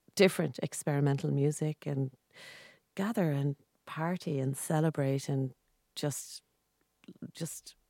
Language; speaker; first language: English; non-native, local second language; Irish